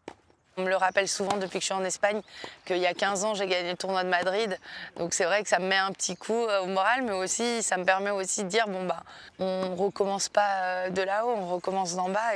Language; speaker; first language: French; native; French